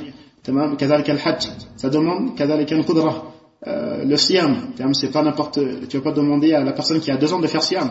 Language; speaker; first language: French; native; French